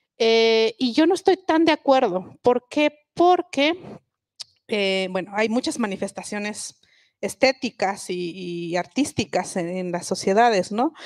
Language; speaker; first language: Spanish; non-native, local second language; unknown